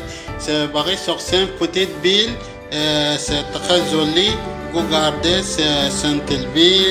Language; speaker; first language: French; non-native, learner; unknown